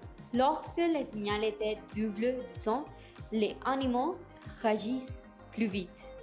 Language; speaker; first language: French; non-native, learner; Spanish